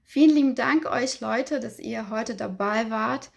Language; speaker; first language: German; non-native, fluent; Ukrainian